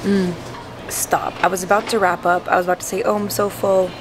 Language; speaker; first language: English; native; English